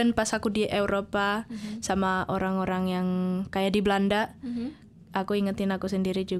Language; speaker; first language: Indonesian; early bilingual, heritage; Indonesian